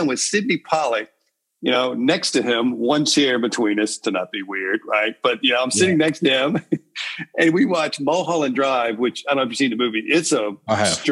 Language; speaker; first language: English; native; English